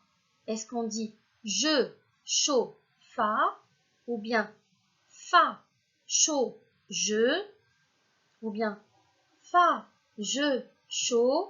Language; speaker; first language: French; non-native, local second language; Arabic